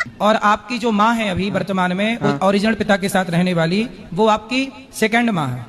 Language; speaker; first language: Hindi; native; Hindi